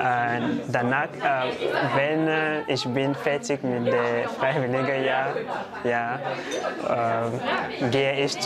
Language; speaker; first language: German; non-native, learner; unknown